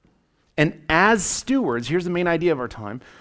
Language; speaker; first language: English; native; English